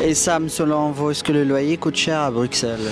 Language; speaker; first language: French; native; French